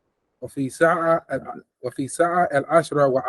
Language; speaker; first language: Arabic; non-native, learner; English